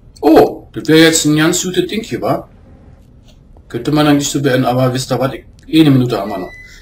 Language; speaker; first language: German; native; German